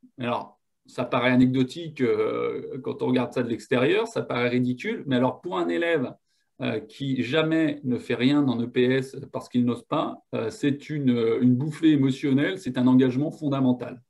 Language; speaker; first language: French; native; French